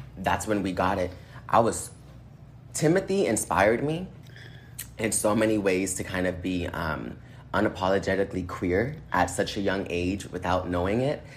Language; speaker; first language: English; native; English